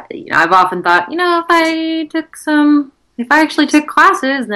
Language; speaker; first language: English; native; English